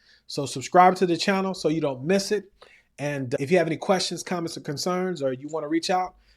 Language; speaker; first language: English; native; English